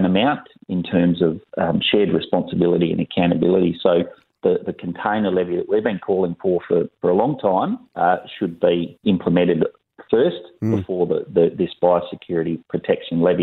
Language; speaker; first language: English; native; English